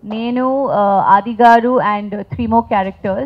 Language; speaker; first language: Telugu; non-native, fluent; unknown